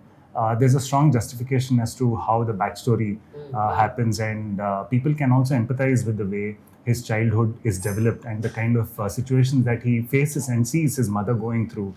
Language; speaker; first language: English; non-native, local second language; Kannada